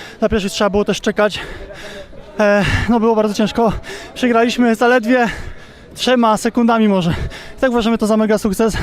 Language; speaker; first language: Polish; native; Polish